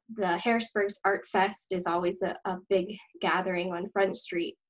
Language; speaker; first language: English; native; English